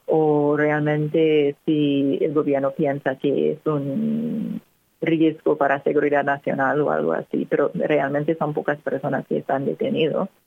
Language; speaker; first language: Spanish; non-native, fluent; English